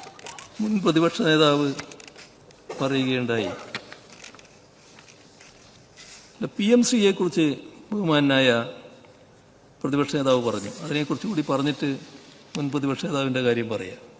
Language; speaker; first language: Malayalam; native; Malayalam